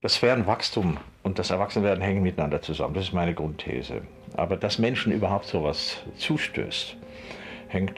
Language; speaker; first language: German; native; German